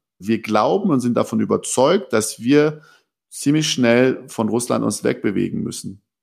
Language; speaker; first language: German; early bilingual, other home language; Persian